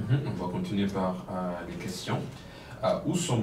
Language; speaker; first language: French; non-native, fluent; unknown